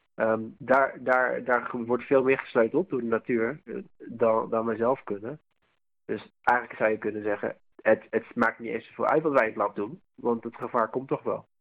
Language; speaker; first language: Dutch; native; Dutch